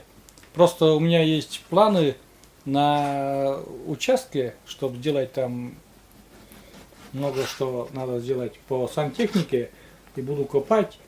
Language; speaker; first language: Russian; native; Russian